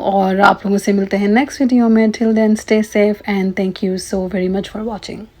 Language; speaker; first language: Urdu; native; Urdu